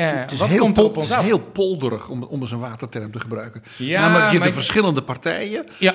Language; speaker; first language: Dutch; native; Dutch